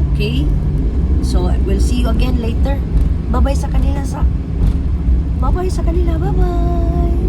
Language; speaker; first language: Filipino; non-native, local second language; Bikol